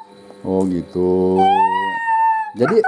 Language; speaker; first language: Indonesian; native; Indonesian